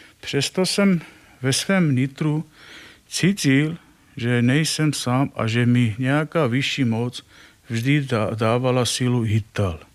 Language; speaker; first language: Czech; non-native, fluent; Armenian